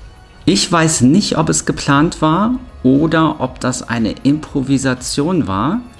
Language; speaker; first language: German; native; German